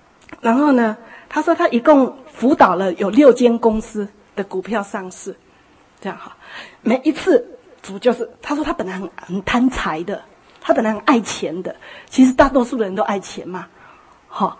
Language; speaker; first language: Chinese; native; Chinese